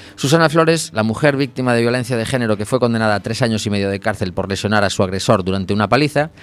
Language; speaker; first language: Spanish; non-native, local second language; Galician